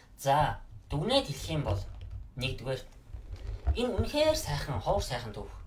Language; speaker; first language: Mongolian; native; Mongolian